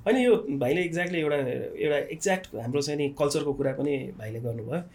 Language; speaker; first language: Nepali; native; Nepali